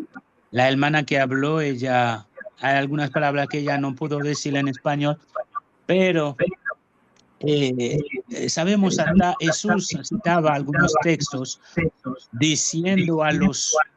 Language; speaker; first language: Spanish; non-native, fluent; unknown